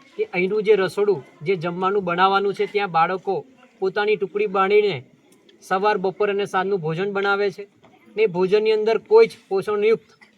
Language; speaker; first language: Gujarati; non-native, local second language; Rathawi